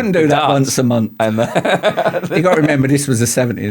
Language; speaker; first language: English; native; English